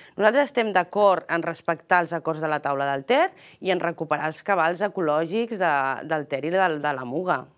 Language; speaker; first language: Catalan; early bilingual, other home language; Spanish